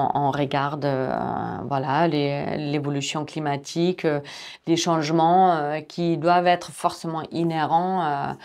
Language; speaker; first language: French; non-native, fluent; German